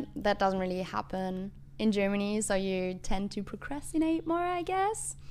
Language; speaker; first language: English; non-native, fluent; German